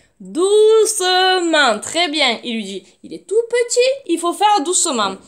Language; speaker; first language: French; native; French